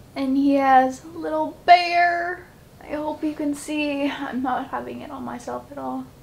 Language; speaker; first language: English; native; English